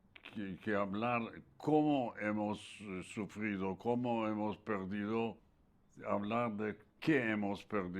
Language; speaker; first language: Spanish; non-native, fluent; Yiddish